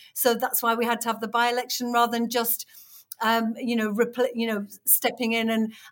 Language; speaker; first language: English; native; English